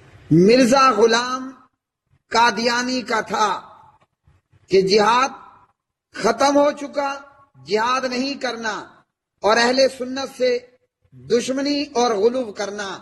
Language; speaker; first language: Urdu; native; Urdu